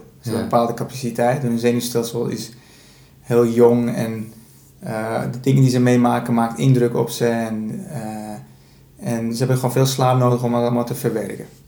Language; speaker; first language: Dutch; early bilingual, other home language; Persian